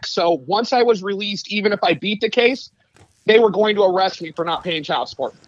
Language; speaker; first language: English; native; English